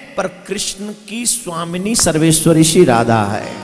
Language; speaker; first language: Hindi; native; Hindi